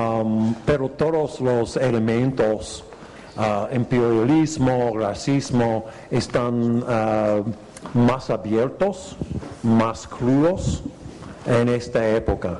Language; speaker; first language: Spanish; non-native, fluent; English